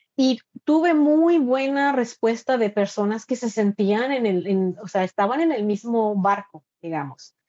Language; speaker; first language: Spanish; native; Spanish